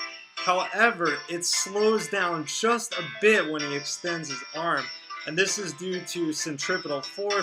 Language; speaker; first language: English; native; English